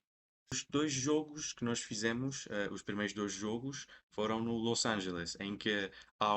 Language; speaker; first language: Portuguese; non-native, fluent; Persian